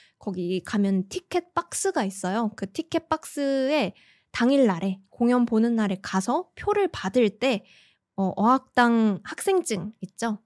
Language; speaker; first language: Korean; native; Korean